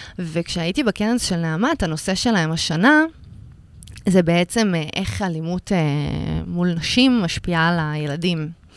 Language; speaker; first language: Hebrew; early bilingual, other home language; Russian